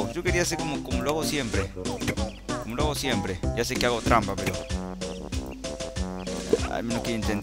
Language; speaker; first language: Spanish; native; Spanish